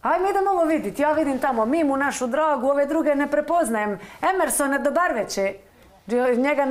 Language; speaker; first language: Croatian; native; Croatian